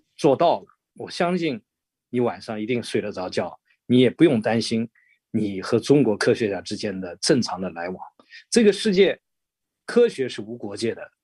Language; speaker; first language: Chinese; native; Chinese